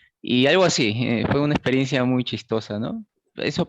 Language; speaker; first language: Spanish; native; Spanish